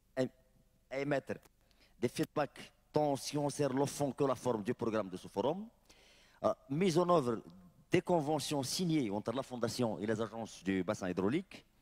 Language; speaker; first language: French; non-native, local second language; Arabic